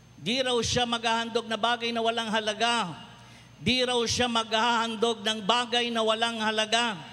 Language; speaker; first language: Filipino; non-native, local second language; Cebuano